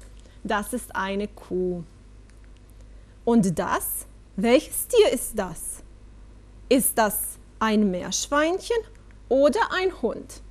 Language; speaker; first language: German; non-native, fluent; Bosnian